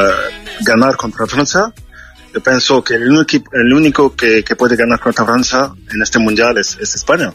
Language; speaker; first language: Spanish; non-native, fluent; French